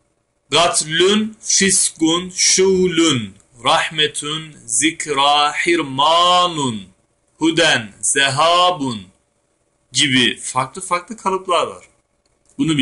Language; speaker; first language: Turkish; native; Turkish